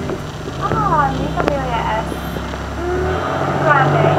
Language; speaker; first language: Spanish; non-native, learner; English